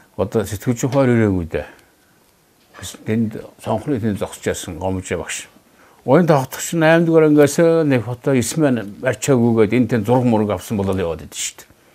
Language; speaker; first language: Mongolian; native; Mongolian